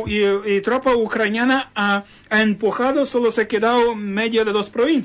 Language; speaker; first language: Spanish; non-native, learner; Ukrainian